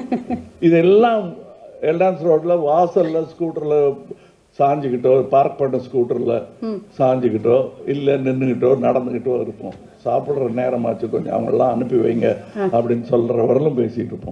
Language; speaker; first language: Tamil; native; Tamil